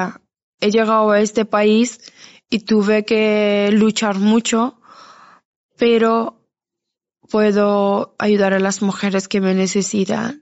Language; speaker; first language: Spanish; non-native, fluent; Persian